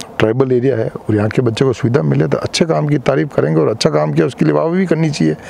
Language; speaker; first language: Hindi; native; Hindi